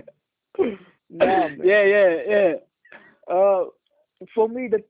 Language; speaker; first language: English; non-native, local second language; Afrikaans